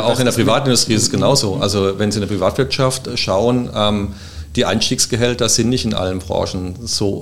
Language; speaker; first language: German; native; German